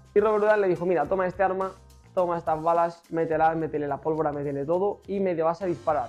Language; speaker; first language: Spanish; native; Spanish